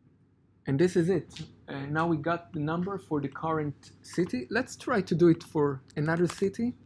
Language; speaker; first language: English; non-native, fluent; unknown